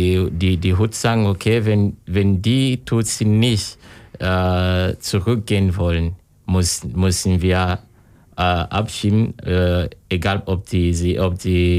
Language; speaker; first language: German; non-native, learner; Kinyarwanda